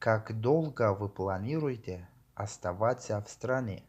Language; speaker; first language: Russian; non-native, local second language; Tajik